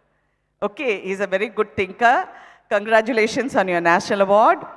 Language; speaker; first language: Telugu; non-native, fluent; Tamil